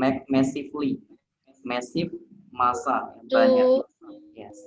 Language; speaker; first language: English; non-native, learner; Indonesian